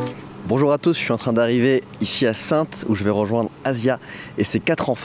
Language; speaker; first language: French; native; French